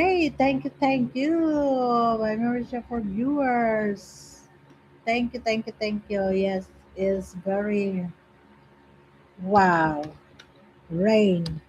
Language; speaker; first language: English; non-native, local second language; Filipino